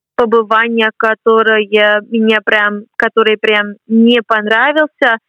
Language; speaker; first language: Russian; non-native, fluent; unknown